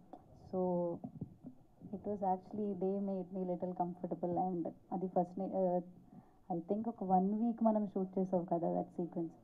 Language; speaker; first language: Telugu; non-native, learner; Malayalam